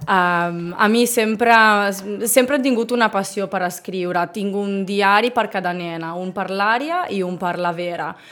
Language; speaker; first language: Catalan; non-native, fluent; Italian